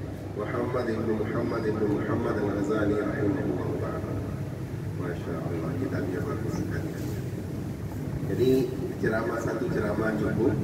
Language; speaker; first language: Indonesian; non-native, fluent; Urdu